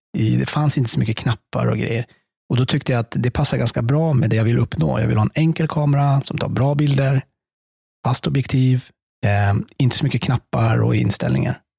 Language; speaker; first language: Swedish; early bilingual, other home language; Persian